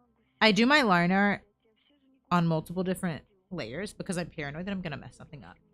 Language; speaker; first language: English; native; English